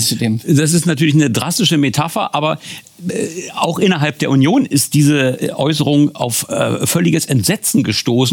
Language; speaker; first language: German; native; German